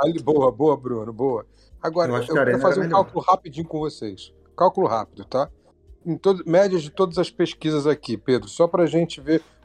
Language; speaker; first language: Portuguese; native; Portuguese